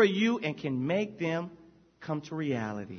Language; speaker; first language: English; native; English